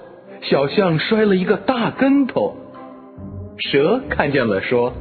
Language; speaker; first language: Chinese; native; Chinese